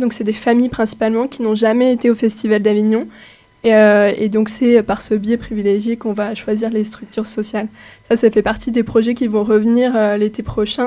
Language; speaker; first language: French; native; French